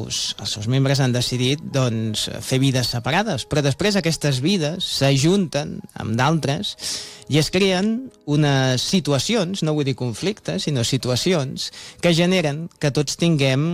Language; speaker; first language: Catalan; native; Catalan